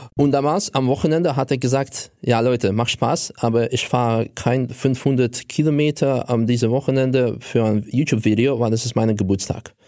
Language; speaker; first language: German; non-native, fluent; Russian